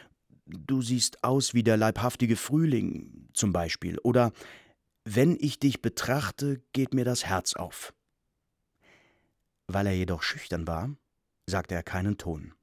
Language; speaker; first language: German; native; German